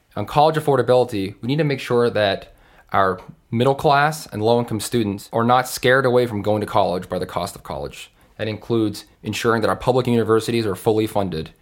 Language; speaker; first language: English; native; English